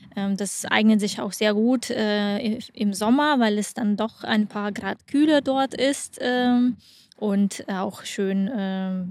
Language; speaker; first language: German; non-native, fluent; Lithuanian